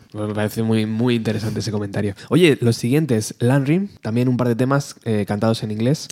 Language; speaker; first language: Spanish; native; Spanish